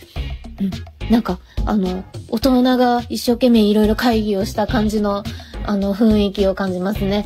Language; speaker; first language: Japanese; native; Japanese